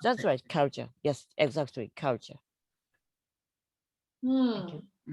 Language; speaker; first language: English; non-native, learner; Japanese